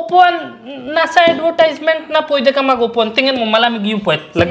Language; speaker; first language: Filipino; non-native, learner; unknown